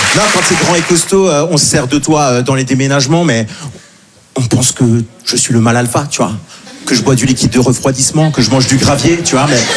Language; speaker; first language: French; native; French